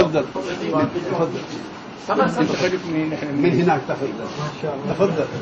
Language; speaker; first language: Arabic; non-native, learner; Urdu